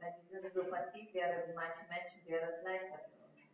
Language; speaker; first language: German; non-native, fluent; Russian